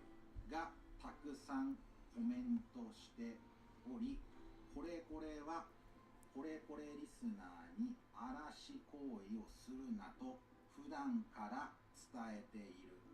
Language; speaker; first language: Japanese; native; Japanese